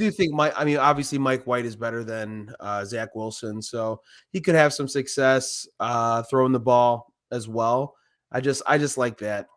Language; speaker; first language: English; native; English